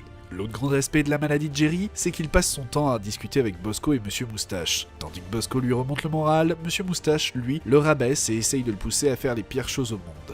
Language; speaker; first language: French; native; French